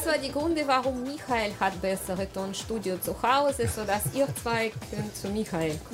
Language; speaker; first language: German; non-native, learner; Russian